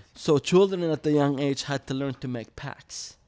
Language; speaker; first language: English; early bilingual, other home language; Arabic